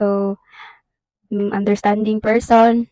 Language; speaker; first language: English; non-native, learner; Cebuano